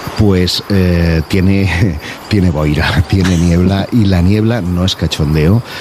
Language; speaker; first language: Spanish; native; Spanish